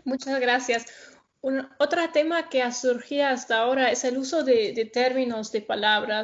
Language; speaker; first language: Spanish; non-native, fluent; German